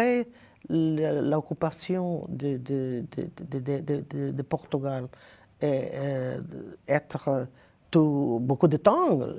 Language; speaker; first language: French; non-native, learner; Portuguese